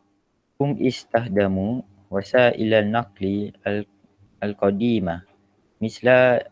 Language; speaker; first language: Arabic; non-native, learner; Malay